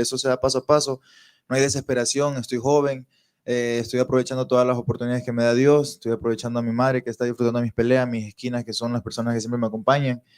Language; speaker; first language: Spanish; native; Spanish